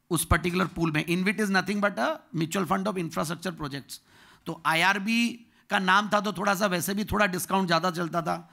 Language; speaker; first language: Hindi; native; Hindi